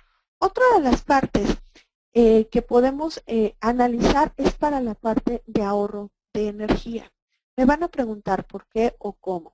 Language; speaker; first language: Spanish; native; Spanish